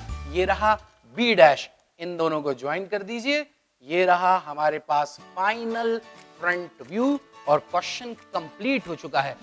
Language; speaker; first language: Hindi; native; Hindi